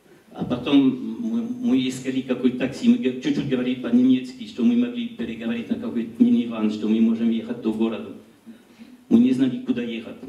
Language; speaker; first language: Russian; non-native, learner; French